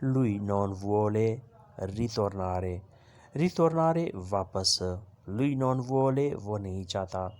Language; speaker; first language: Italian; non-native, learner; Urdu